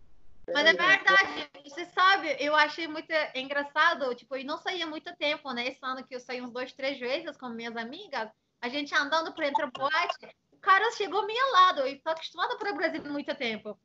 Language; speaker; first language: Portuguese; non-native, fluent; Turkish